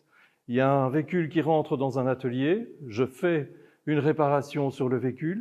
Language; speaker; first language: French; native; French